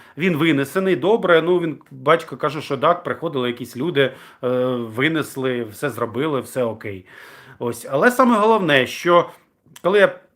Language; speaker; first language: Ukrainian; non-native, local second language; Russian